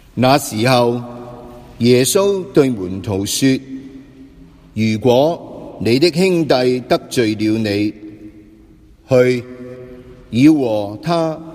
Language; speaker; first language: Cantonese; native; Cantonese